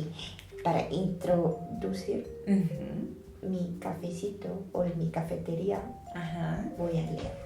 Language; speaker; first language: Spanish; non-native, learner; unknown